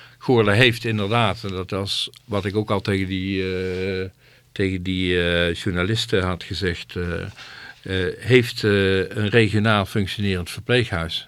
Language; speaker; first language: Dutch; native; Dutch